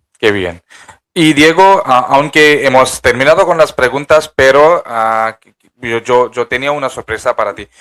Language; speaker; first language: Spanish; non-native, fluent; Hindi